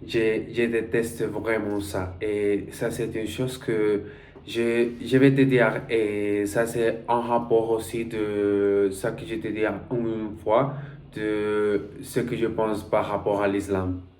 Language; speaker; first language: French; non-native, learner; Spanish